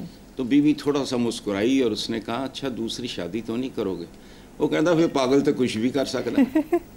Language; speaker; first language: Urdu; non-native, local second language; Punjabi